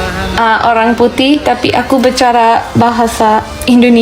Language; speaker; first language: Indonesian; non-native, fluent; French